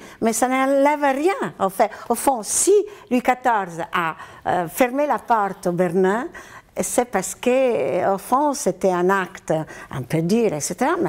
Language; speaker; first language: French; non-native, fluent; Italian